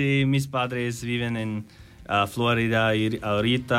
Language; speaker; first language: Spanish; non-native, learner; English